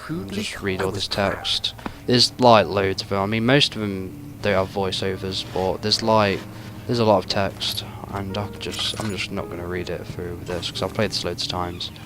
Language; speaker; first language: English; native; English